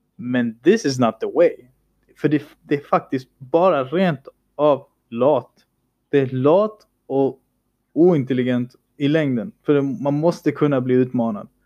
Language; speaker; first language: Swedish; early bilingual, other home language; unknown